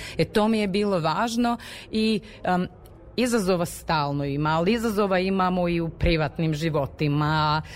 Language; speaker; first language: Serbian; non-native, local second language; Slovak